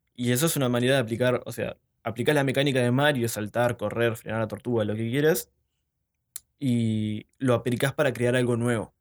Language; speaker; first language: Spanish; native; Spanish